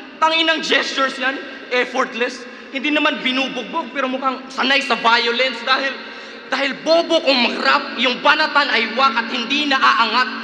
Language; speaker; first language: Filipino; non-native, local second language; Cebuano